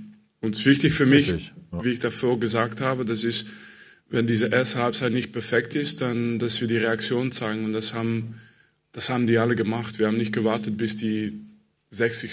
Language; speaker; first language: German; non-native, fluent; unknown